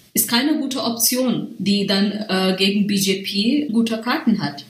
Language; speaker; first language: German; non-native, fluent; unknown